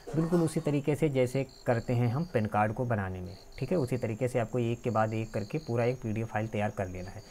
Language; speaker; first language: Hindi; native; Hindi